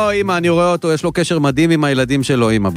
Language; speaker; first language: Hebrew; native; Hebrew